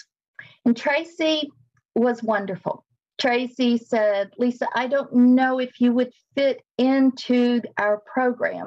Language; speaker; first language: English; native; English